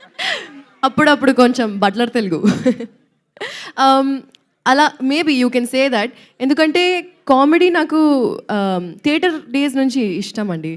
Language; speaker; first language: Telugu; non-native, local second language; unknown